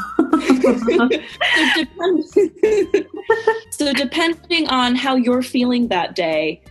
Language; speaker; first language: English; native; English